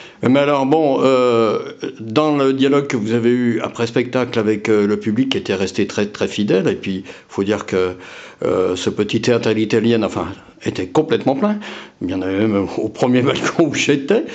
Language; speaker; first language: French; native; French